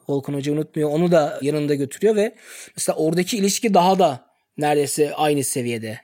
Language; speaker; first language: Turkish; early bilingual, heritage; Turkish